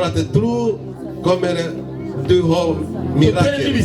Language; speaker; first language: Swedish; non-native, learner; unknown